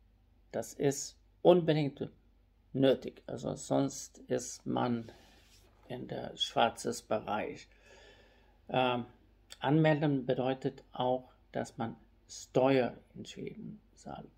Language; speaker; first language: German; non-native, fluent; Swedish